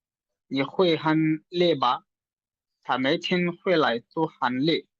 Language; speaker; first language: Chinese; non-native, learner; Urdu